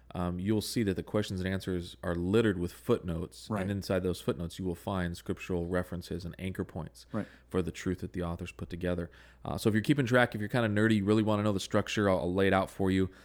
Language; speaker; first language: English; native; English